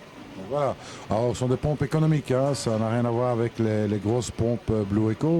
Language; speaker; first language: French; native; French